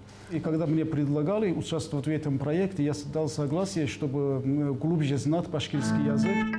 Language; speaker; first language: Russian; non-native, fluent; Azerbaijani